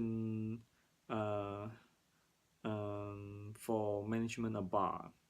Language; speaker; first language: English; non-native, learner; Cantonese